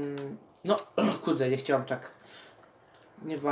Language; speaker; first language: Polish; native; Polish